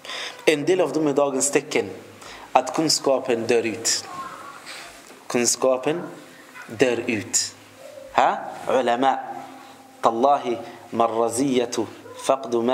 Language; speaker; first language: Swedish; non-native, fluent; Arabic